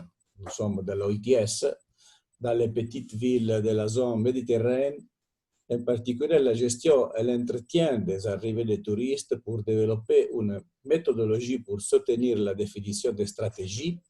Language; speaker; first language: French; non-native, fluent; Italian